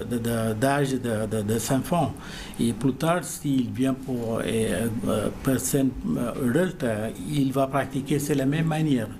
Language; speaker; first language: French; non-native, learner; Malayalam